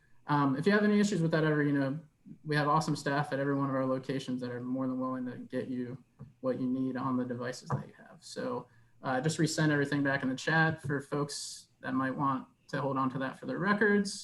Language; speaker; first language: English; native; English